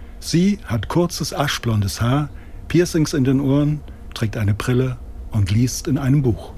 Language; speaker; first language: German; native; German